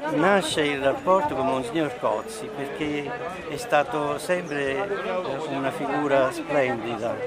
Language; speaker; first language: Italian; native; Italian